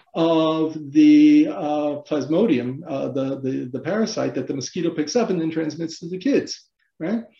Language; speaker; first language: English; native; English